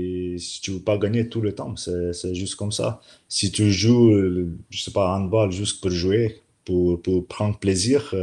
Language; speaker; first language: French; non-native, learner; Slovenian